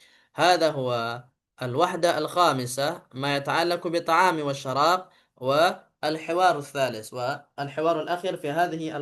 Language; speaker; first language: Arabic; non-native, fluent; Indonesian